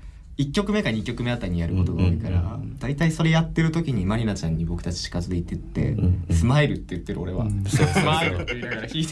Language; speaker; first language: Japanese; native; Japanese